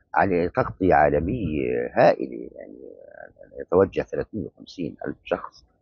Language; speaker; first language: Arabic; native; Arabic